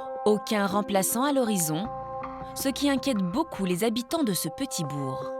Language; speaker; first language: French; native; French